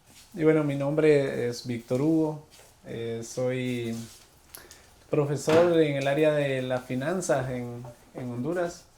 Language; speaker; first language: Spanish; native; Spanish